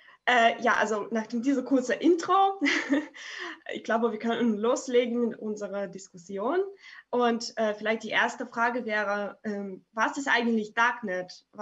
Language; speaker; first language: German; non-native, fluent; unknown